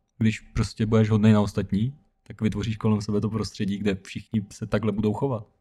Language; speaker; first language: Czech; early bilingual, other home language; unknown